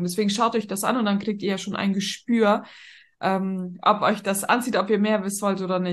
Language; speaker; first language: German; native; German